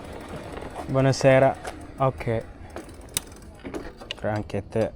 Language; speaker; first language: Italian; non-native, learner; Amharic